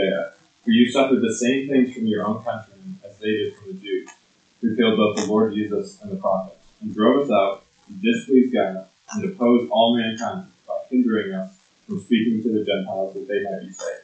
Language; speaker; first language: English; native; English